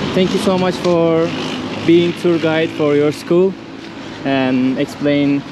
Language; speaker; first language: English; non-native, learner; Turkish